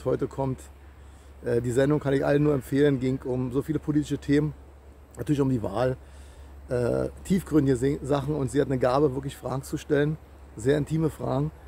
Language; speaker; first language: German; native; German